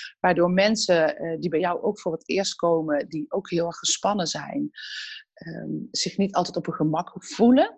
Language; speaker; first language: Dutch; native; Dutch